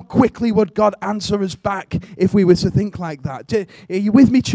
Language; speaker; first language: English; native; English